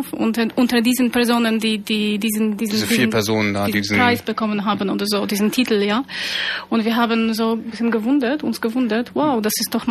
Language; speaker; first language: German; non-native, fluent; Polish